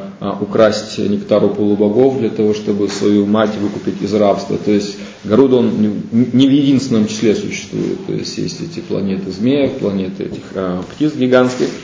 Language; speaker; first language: Russian; native; Russian